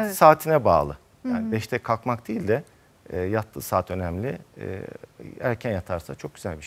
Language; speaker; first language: Turkish; native; Turkish